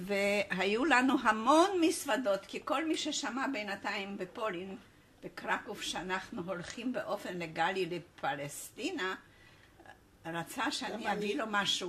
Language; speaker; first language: Hebrew; non-native, fluent; Polish